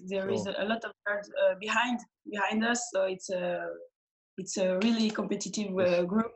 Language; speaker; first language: English; non-native, fluent; French